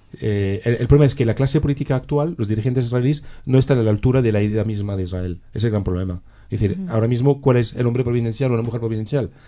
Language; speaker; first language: Spanish; non-native, fluent; French